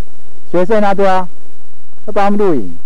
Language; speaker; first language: Chinese; native; Chinese